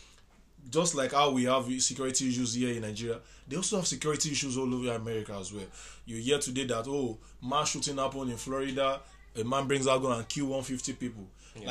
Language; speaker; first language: English; non-native, local second language; Yoruba